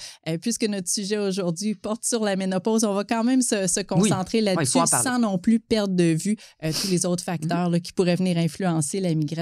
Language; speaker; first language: French; native; French